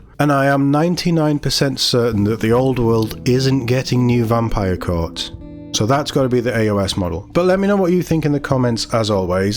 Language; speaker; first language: English; native; English